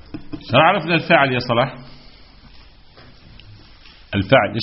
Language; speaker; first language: Arabic; native; Arabic